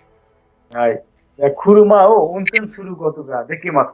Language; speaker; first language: Japanese; non-native, fluent; Bangla